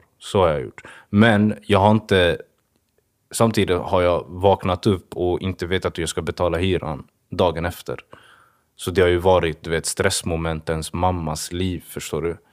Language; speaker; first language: Swedish; early bilingual, other home language; Swahili